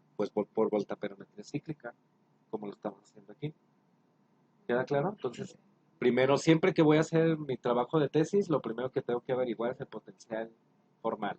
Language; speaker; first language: Spanish; native; Spanish